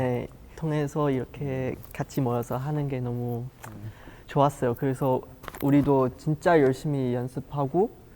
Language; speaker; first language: Korean; non-native, fluent; Chinese